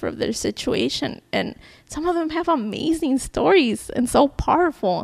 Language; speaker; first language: English; native; English